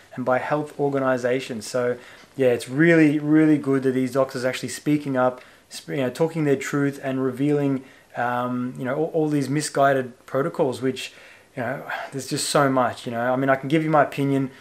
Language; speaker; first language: English; native; English